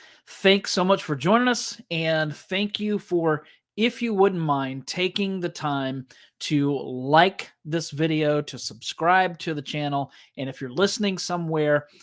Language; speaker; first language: English; native; English